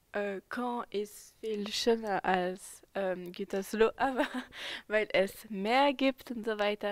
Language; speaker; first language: German; non-native, fluent; French